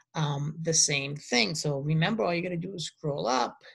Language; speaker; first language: English; native; English